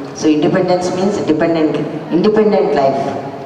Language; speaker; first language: English; non-native, local second language; Telugu